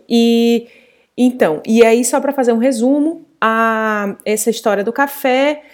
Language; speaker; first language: Portuguese; native; Portuguese